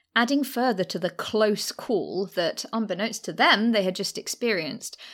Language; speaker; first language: English; native; English